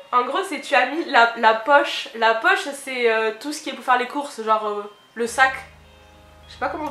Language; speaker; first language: French; native; French